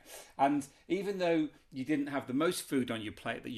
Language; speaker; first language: English; native; English